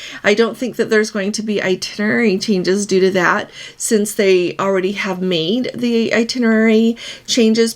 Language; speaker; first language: English; native; English